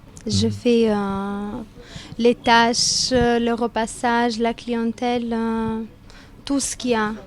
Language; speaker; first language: French; non-native, learner; Albanian